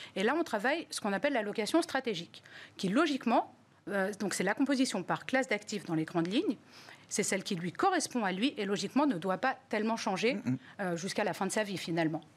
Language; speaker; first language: French; native; French